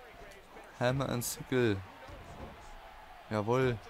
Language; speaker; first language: German; native; German